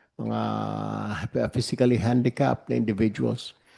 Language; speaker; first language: Filipino; native; Filipino